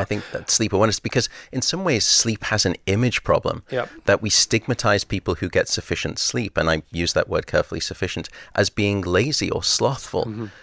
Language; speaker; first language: English; native; English